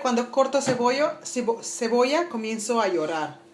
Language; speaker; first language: Spanish; non-native, fluent; Papiamento